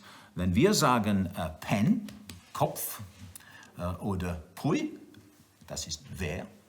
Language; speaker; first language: German; non-native, learner; Welsh